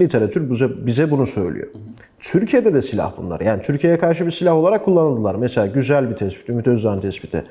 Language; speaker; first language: Turkish; native; Turkish